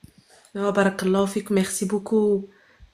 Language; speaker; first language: French; non-native, fluent; Arabic